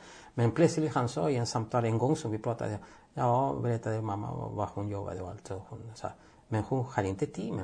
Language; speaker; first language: Swedish; non-native, fluent; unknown